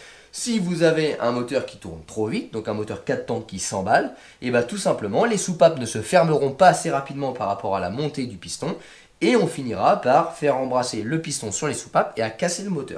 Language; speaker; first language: French; native; French